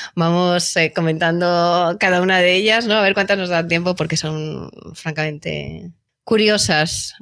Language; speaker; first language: Spanish; native; Spanish